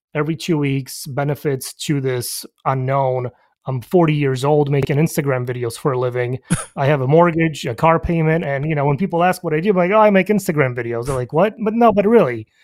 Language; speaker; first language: English; early bilingual, other home language; Polish